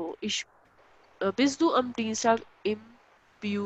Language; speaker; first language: German; non-native, local second language; Hindi